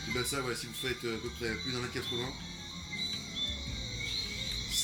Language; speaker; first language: French; native; French